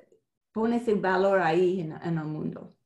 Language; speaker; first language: Spanish; non-native, fluent; English